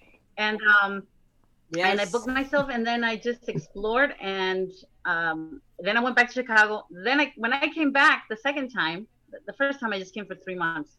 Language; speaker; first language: English; early bilingual, other home language; Spanish